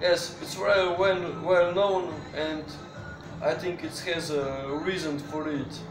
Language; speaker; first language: English; non-native, fluent; Slovenian